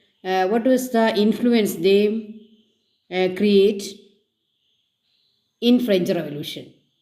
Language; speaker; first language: English; non-native, local second language; Malayalam